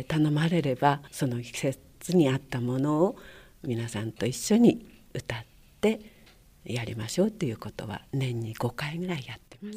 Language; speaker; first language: Japanese; native; Japanese